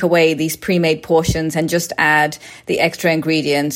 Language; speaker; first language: English; native; English